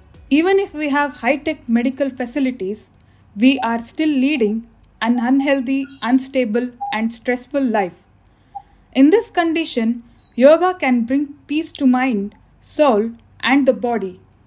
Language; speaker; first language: English; non-native, local second language; Kannada